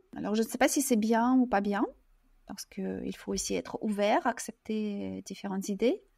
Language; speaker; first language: French; non-native, fluent; Russian